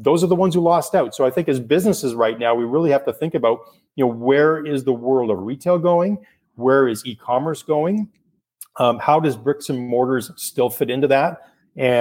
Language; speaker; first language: English; native; English